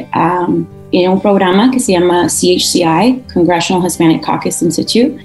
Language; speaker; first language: Spanish; early bilingual, heritage; Spanish